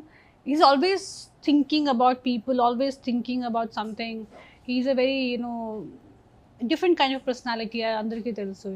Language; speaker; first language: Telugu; non-native, local second language; Hindi